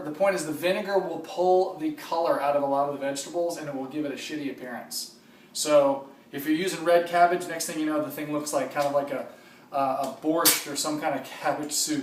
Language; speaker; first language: English; native; English